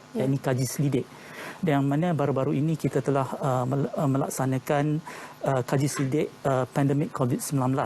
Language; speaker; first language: Malay; native; Malay